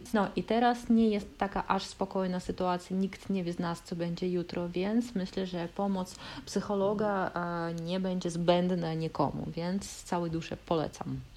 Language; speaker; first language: Polish; non-native, fluent; Russian